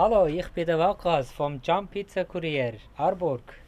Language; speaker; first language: German; non-native, learner; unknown